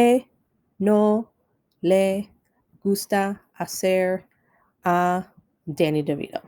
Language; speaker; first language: Spanish; non-native, fluent; English